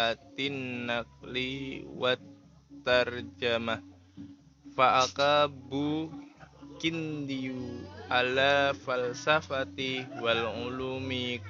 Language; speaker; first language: Arabic; non-native, learner; Indonesian